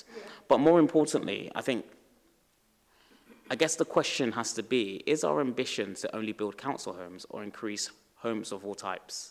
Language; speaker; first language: English; native; English